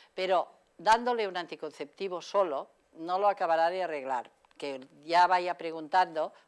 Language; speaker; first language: Spanish; non-native, local second language; Catalan